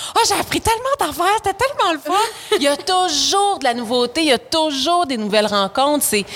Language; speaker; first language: French; native; French